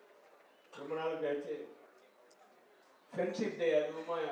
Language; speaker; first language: Tamil; native; Tamil